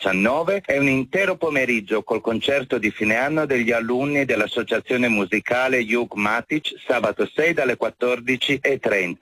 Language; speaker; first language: Italian; native; Italian